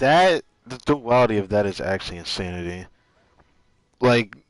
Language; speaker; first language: English; native; English